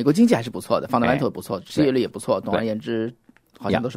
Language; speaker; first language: Chinese; native; Chinese